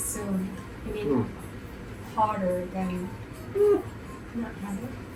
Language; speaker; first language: English; non-native, learner; Japanese